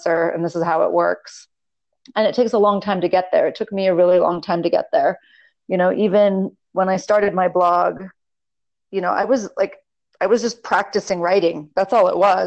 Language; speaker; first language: English; native; English